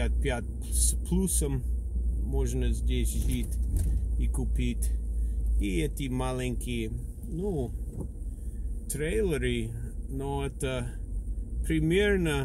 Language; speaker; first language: Russian; non-native, learner; English